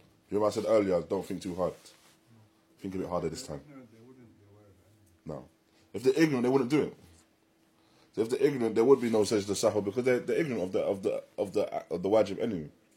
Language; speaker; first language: English; native; English